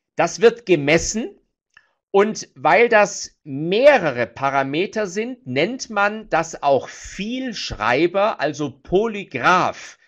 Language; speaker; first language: German; native; German